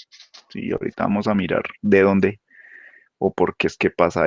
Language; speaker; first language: Spanish; native; Spanish